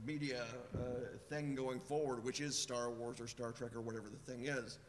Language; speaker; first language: English; native; English